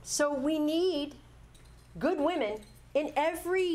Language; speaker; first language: English; native; English